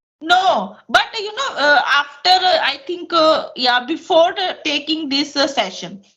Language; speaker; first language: English; non-native, local second language; Hindi